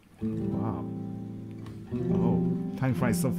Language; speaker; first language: English; non-native, learner; Japanese